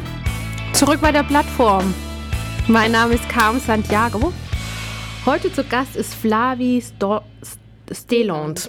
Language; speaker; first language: German; native; German